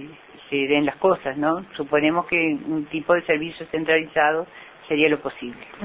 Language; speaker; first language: Spanish; native; Spanish